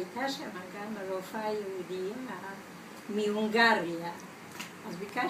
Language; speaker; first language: Hebrew; non-native, fluent; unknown